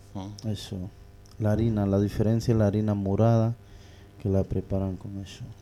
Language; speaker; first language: Catalan; non-native, learner; Spanish